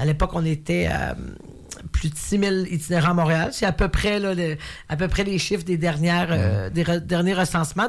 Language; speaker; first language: French; native; French